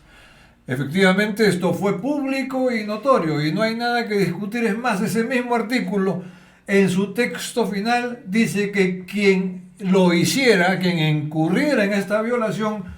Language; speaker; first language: Spanish; native; Spanish